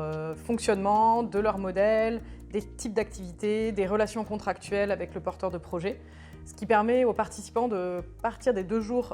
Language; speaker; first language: French; native; French